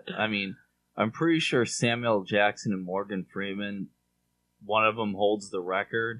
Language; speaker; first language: English; native; English